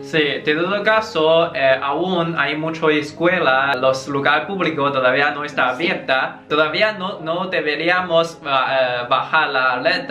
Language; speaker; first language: Spanish; non-native, learner; Chinese